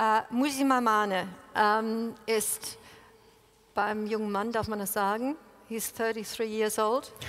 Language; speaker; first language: German; native; German